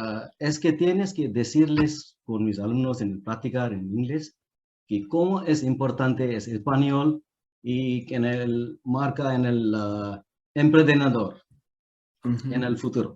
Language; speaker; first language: Spanish; non-native, learner; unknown